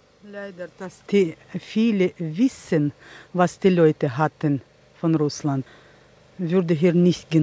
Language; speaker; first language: German; early bilingual, heritage; German